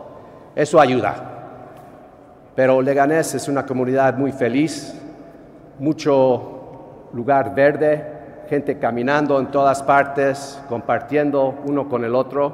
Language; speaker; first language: Spanish; non-native, fluent; English